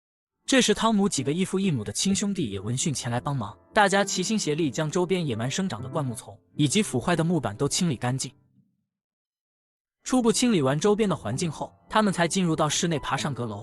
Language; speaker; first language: Chinese; native; Chinese